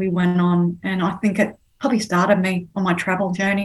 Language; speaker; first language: English; native; English